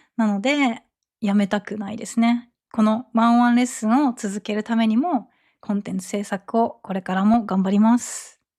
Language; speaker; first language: Japanese; native; Japanese